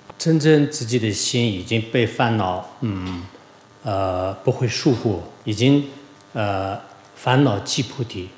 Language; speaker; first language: Chinese; non-native, local second language; Tibetan